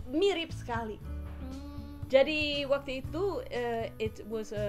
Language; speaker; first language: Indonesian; non-native, fluent; English